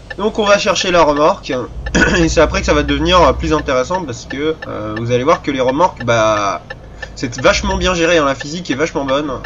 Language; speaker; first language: French; native; French